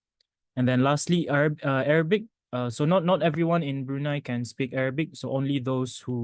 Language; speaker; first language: English; non-native, local second language; Malay